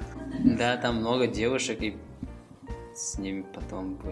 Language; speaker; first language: Russian; non-native, fluent; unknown